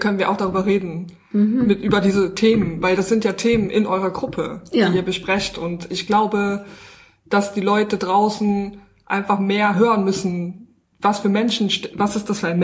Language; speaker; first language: German; native; German